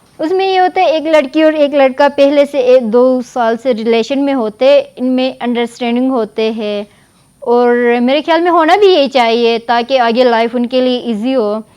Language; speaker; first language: Urdu; non-native, local second language; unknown